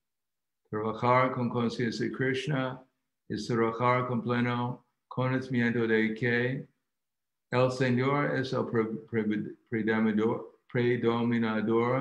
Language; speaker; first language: Spanish; non-native, fluent; English